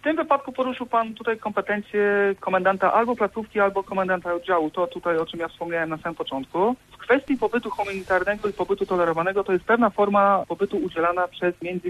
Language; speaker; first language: Polish; native; Polish